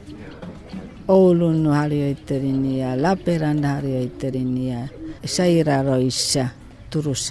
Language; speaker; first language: Finnish; non-native, fluent; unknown